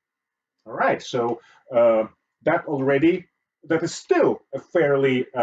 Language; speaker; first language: English; non-native, fluent; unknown